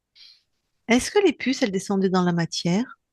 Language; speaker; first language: French; native; French